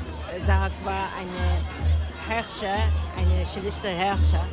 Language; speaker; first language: German; non-native, learner; Kurdish